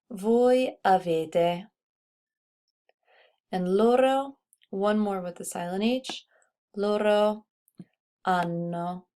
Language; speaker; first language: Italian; non-native, fluent; English